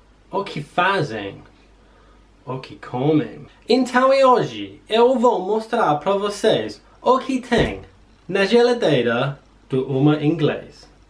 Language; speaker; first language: Portuguese; non-native, learner; English